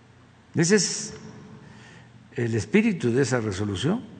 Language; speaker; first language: Spanish; native; Spanish